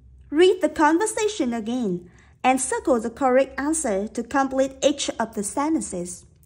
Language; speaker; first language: English; non-native, fluent; Vietnamese